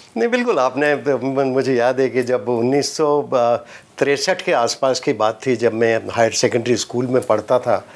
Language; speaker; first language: Hindi; native; Hindi